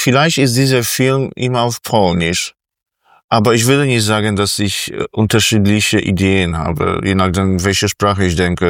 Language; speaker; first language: German; non-native, fluent; Polish